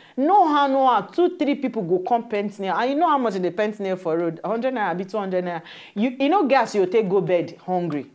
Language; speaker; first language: Nigerian Pidgin; native; Nigerian Pidgin